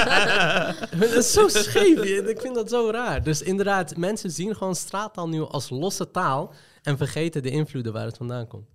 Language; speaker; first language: Dutch; early bilingual, other home language; Arabic